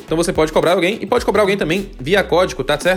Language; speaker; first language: Portuguese; native; Portuguese